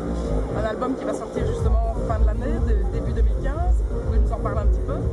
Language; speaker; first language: French; native; French